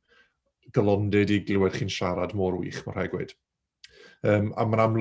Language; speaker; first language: Welsh; native; Welsh